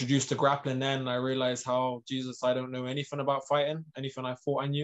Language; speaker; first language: English; native; English